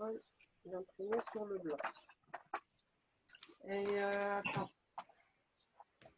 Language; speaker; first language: French; native; French